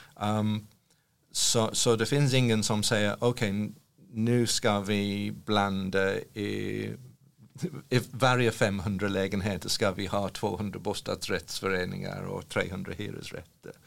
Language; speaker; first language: Swedish; non-native, fluent; English